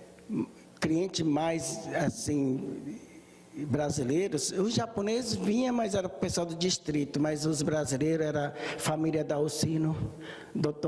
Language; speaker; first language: Portuguese; early bilingual, other home language; Japanese